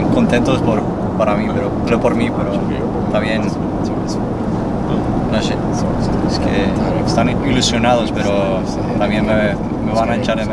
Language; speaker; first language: Spanish; non-native, fluent; Swedish